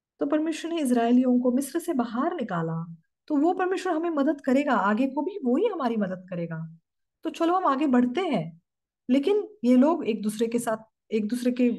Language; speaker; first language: Hindi; non-native, fluent; Korean